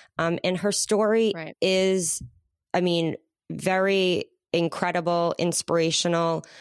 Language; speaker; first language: English; native; English